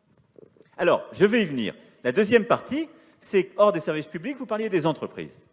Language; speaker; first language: French; native; French